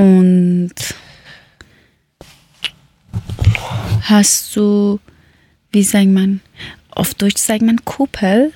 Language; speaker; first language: German; non-native, fluent; Persian